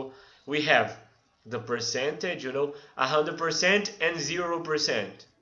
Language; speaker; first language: English; non-native, fluent; Portuguese